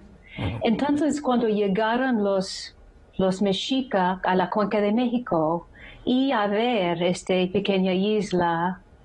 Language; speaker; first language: Spanish; non-native, fluent; English